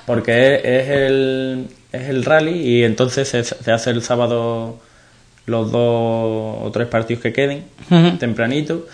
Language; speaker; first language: Spanish; native; Spanish